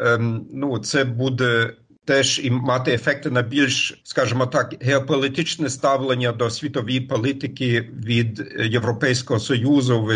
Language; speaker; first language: Ukrainian; non-native, fluent; German